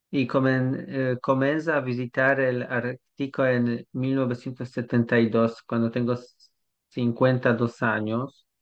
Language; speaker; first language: Spanish; non-native, learner; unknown